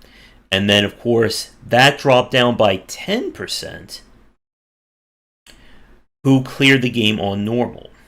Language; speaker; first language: English; native; English